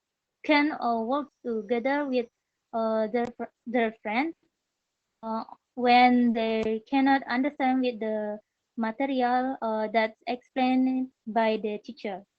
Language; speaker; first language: English; non-native, learner; Indonesian